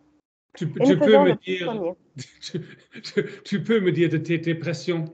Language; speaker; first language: French; non-native, learner; German